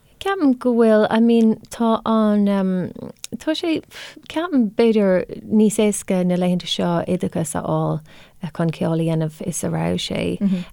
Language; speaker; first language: Irish; non-native, local second language; English